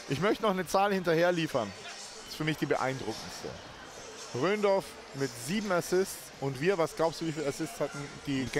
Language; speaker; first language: German; native; German